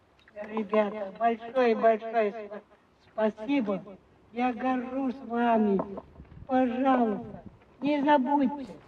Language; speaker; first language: Russian; non-native, local second language; Korean